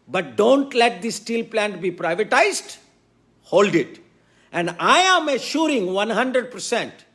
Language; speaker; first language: Telugu; native; Telugu